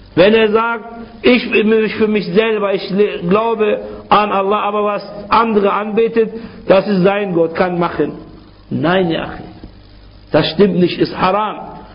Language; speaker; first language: German; non-native, fluent; Arabic